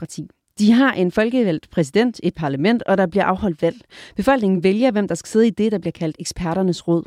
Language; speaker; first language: Danish; native; Danish